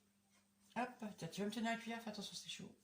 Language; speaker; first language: French; native; French